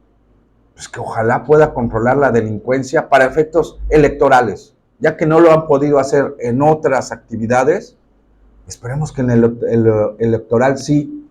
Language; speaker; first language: Spanish; native; Spanish